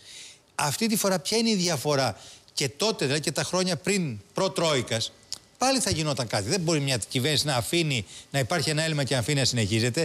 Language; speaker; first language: Greek; native; Greek